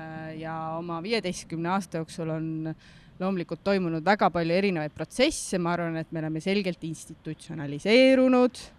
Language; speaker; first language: Estonian; native; Estonian